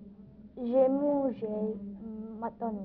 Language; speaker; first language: French; non-native, learner; English